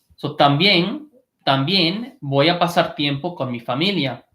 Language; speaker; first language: Spanish; non-native, fluent; English